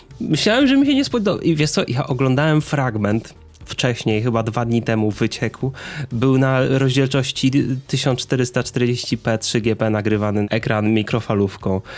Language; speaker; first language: Polish; native; Polish